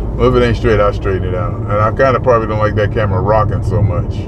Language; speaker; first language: English; native; English